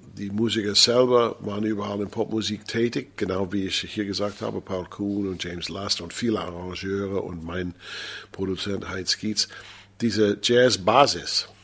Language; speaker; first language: German; non-native, fluent; English